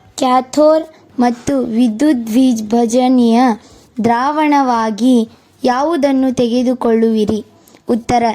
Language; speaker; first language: Kannada; native; Kannada